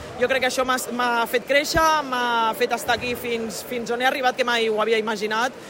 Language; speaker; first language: Catalan; early bilingual, other home language; Spanish